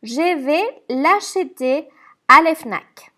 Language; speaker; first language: French; non-native, fluent; Spanish